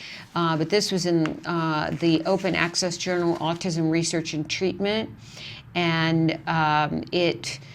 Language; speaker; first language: English; native; English